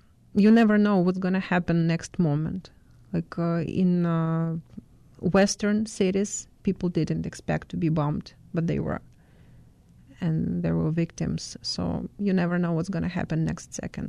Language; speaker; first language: English; non-native, fluent; Ukrainian